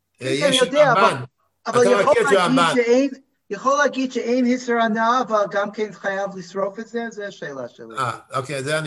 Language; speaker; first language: Hebrew; non-native, fluent; English